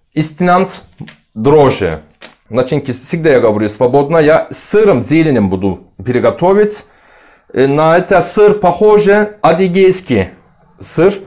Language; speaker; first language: Russian; non-native, learner; Turkish